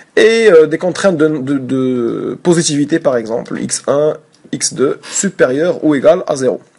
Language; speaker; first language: French; non-native, local second language; Arabic